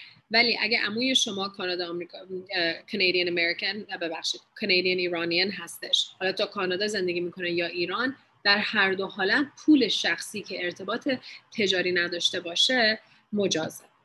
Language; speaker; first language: Persian; early bilingual, heritage; Persian